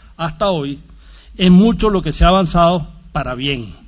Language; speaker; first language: Spanish; native; Spanish